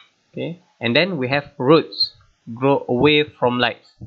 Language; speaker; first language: English; non-native, local second language; Malay